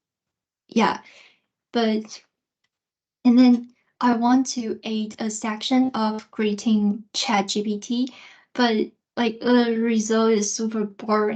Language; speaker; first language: English; non-native, fluent; Chinese